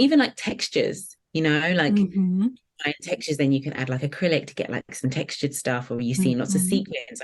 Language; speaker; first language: English; native; English